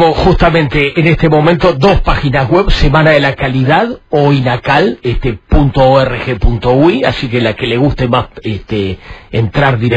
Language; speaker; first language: Spanish; native; Spanish